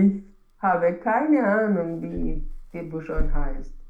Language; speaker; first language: German; non-native, learner; Romanian